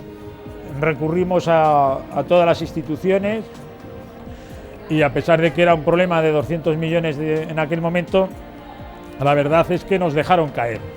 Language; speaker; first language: Spanish; native; Spanish